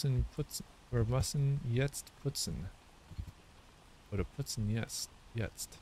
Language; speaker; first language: German; non-native, learner; English